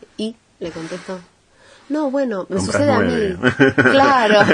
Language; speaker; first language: Spanish; native; Spanish